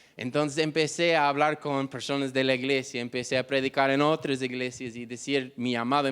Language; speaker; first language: Spanish; non-native, fluent; English